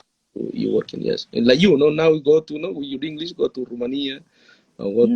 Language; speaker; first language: English; non-native, learner; Spanish